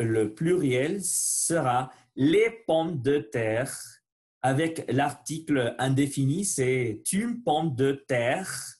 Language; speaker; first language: French; non-native, learner; Spanish